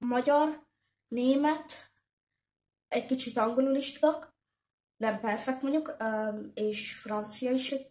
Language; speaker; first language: Hungarian; early bilingual, heritage; Hungarian